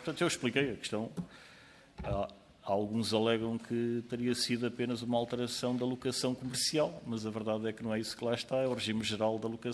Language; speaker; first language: Portuguese; native; Portuguese